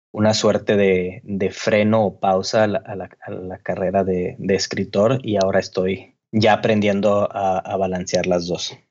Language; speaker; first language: Spanish; native; Spanish